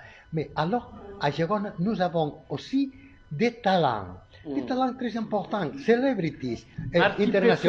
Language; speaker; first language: French; non-native, learner; Catalan